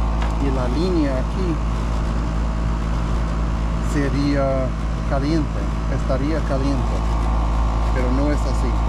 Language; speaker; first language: Spanish; non-native, fluent; English